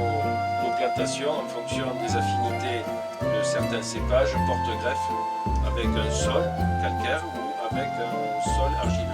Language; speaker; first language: French; native; French